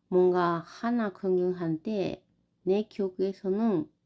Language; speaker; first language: Korean; non-native, learner; Japanese